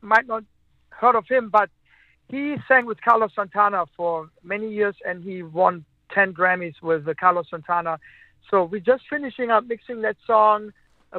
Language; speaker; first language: English; non-native, fluent; German